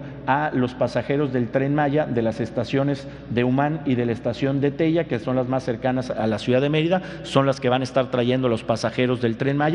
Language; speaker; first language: Spanish; native; Spanish